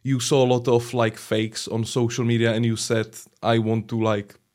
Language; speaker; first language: English; non-native, learner; Czech